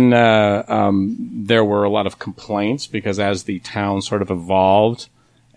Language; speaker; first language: English; native; English